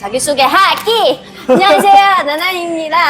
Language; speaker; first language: Korean; non-native, fluent; Chinese